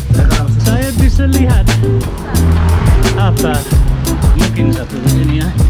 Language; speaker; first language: Indonesian; non-native, learner; English